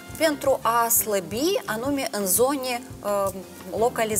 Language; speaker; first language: Romanian; non-native, local second language; Russian